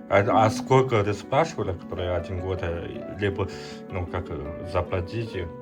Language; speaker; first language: Russian; non-native, learner; Chinese